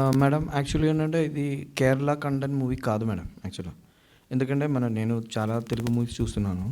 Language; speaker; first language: Telugu; non-native, local second language; Malayalam